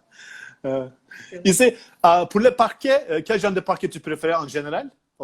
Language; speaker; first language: French; non-native, learner; Turkish